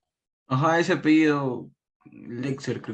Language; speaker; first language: Spanish; native; Spanish